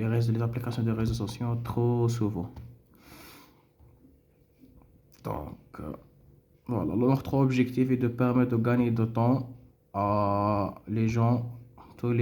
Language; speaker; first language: French; non-native, local second language; Arabic